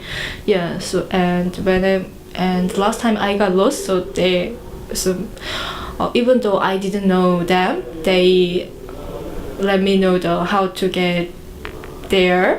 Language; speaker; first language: English; non-native, learner; Korean